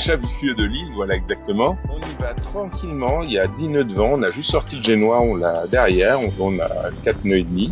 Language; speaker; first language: French; native; French